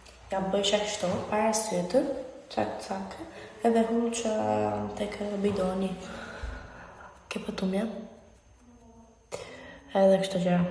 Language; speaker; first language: Albanian; early bilingual, heritage; Albanian